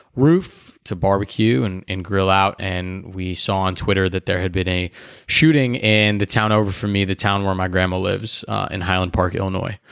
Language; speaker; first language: English; native; English